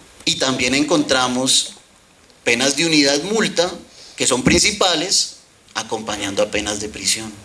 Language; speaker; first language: Spanish; native; Spanish